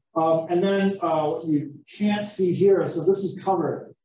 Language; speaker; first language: English; native; English